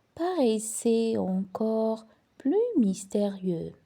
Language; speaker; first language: French; non-native, local second language; Arabic